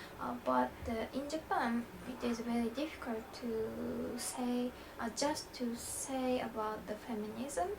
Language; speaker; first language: English; non-native, learner; Japanese